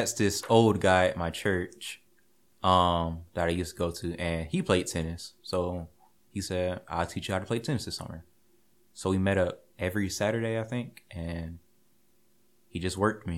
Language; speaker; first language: English; native; English